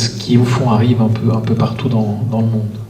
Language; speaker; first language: French; native; French